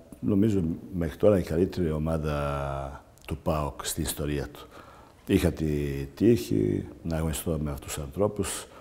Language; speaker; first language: Greek; non-native, fluent; Serbian